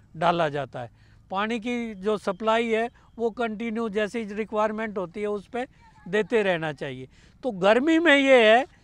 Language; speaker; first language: Hindi; native; Hindi